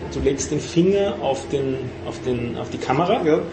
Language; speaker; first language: German; native; German